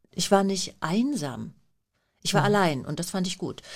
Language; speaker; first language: German; native; German